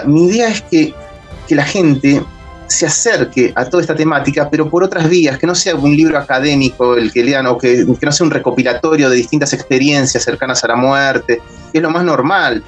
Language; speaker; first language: Spanish; native; Spanish